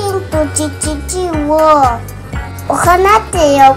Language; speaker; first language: Japanese; native; Japanese